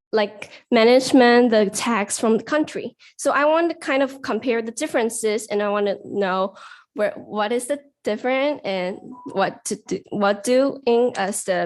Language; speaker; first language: English; non-native, learner; Chinese